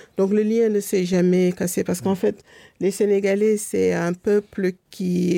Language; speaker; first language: French; non-native, local second language; Wolof